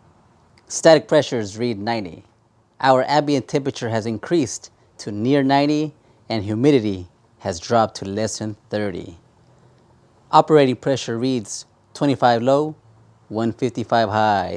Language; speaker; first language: English; native; English